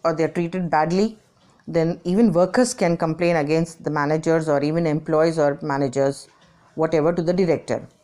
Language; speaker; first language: English; non-native, local second language; Gujarati